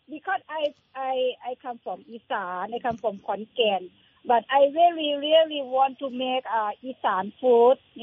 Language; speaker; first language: English; non-native, learner; Thai